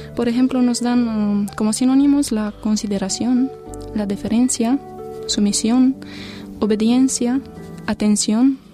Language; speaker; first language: Spanish; non-native, fluent; Romanian